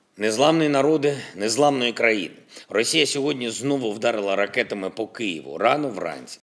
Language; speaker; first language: Ukrainian; non-native, local second language; Russian